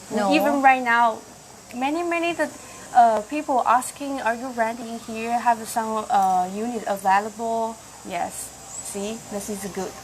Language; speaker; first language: English; non-native, learner; Thai